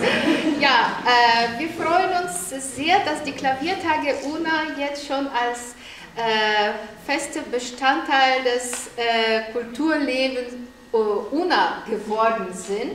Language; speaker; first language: German; non-native, fluent; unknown